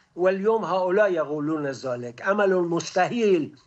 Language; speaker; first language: Arabic; non-native, fluent; Persian